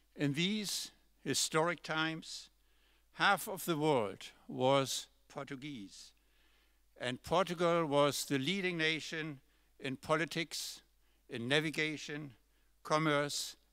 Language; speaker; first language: English; non-native, fluent; German